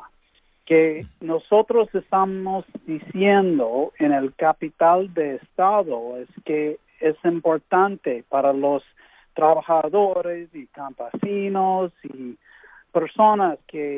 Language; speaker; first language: Spanish; early bilingual, heritage; English